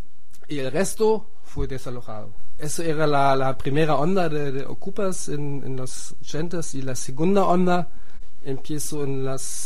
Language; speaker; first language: Spanish; non-native, fluent; German